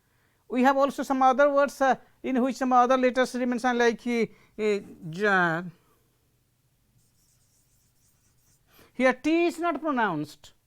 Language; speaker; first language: English; non-native, local second language; Odia